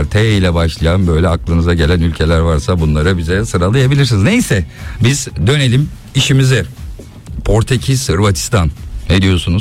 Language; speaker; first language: Turkish; native; Turkish